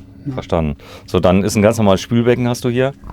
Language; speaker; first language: German; native; German